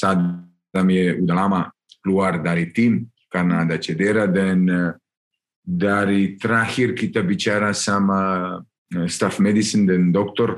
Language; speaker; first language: Indonesian; non-native, learner; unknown